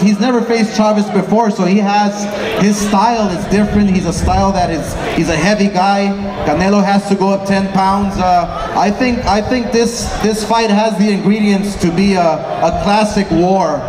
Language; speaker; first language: English; early bilingual, other home language; Spanish